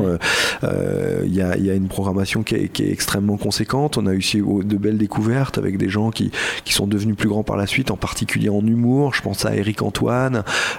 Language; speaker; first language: French; native; French